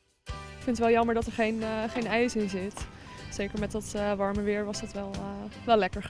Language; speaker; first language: Dutch; native; Dutch